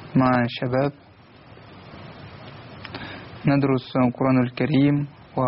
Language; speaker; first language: Arabic; non-native, learner; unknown